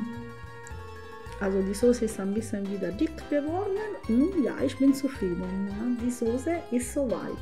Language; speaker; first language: German; non-native, fluent; Italian